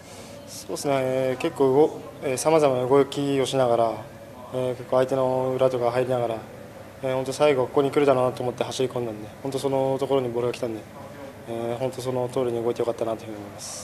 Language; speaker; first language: Japanese; native; Japanese